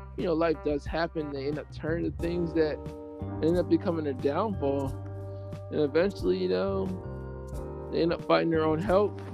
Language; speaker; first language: English; native; English